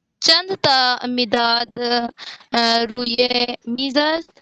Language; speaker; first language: Persian; non-native, learner; Urdu